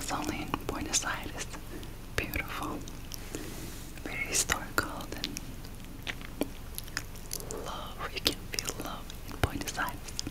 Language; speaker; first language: English; non-native, fluent; Turkish